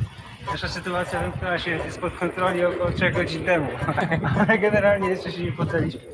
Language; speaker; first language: Polish; native; Polish